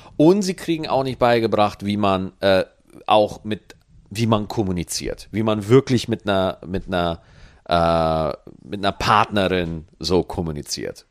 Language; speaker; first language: German; native; German